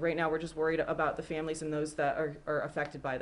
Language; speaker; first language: English; native; English